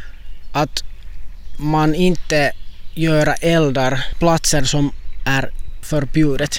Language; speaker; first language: Swedish; non-native, local second language; Finnish